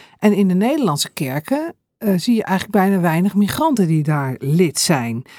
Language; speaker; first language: Dutch; native; Dutch